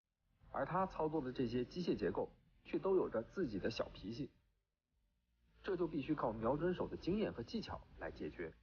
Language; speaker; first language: Chinese; native; Chinese